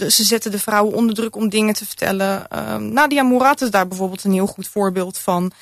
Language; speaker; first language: Dutch; native; Dutch